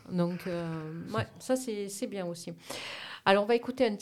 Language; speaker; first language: French; native; French